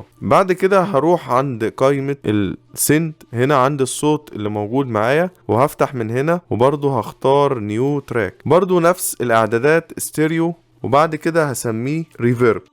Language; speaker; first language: Arabic; native; Arabic